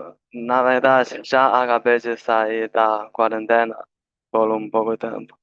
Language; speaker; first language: Portuguese; non-native, learner; Chinese